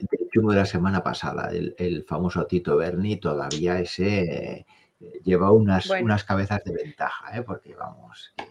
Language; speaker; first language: Spanish; native; Spanish